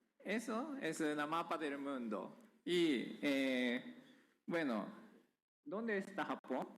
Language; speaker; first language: Spanish; non-native, fluent; Japanese